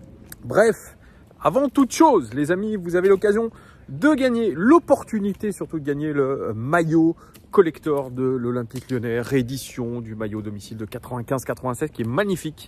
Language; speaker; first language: French; native; French